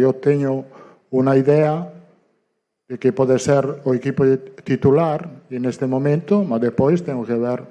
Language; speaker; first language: Portuguese; non-native, learner; Italian